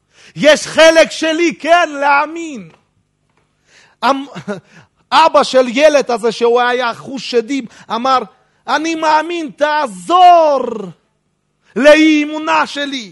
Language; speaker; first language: Hebrew; non-native, fluent; Russian